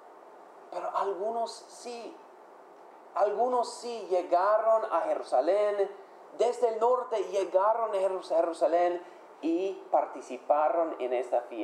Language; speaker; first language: Spanish; non-native, fluent; English